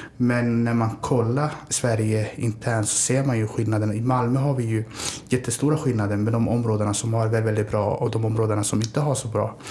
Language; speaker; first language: Swedish; early bilingual, other home language; Somali